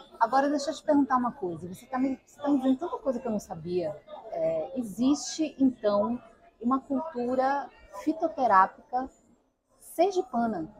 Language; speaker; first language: Portuguese; native; Portuguese